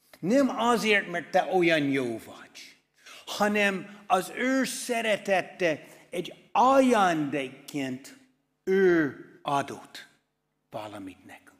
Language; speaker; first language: Hungarian; non-native, fluent; English